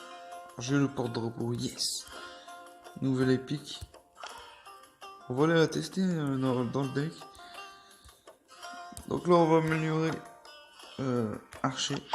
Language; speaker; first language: French; native; French